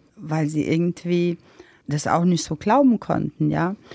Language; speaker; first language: German; non-native, fluent; Bosnian